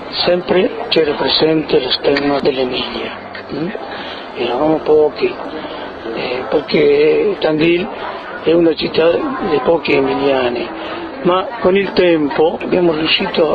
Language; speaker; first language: Italian; early bilingual, heritage; Italian